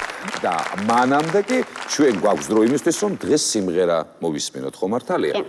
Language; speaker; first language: Georgian; native; Georgian